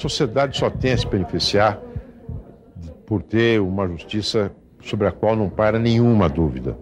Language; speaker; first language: Portuguese; native; Portuguese